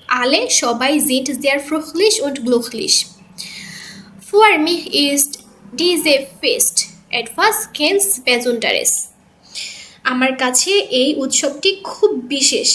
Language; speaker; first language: German; non-native, learner; Bangla